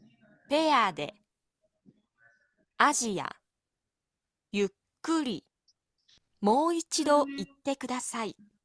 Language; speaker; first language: Japanese; non-native, learner; Filipino